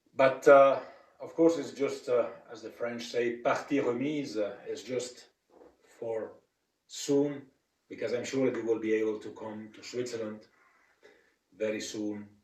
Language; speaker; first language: English; non-native, fluent; Italian